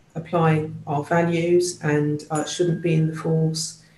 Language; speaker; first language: English; native; English